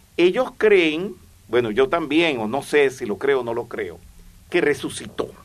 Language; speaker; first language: Spanish; native; Spanish